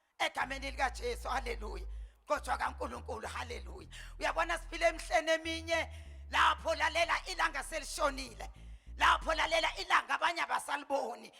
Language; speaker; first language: Zulu; native; Zulu